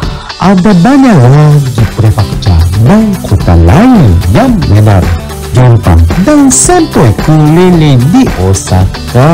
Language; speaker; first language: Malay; non-native, fluent; Japanese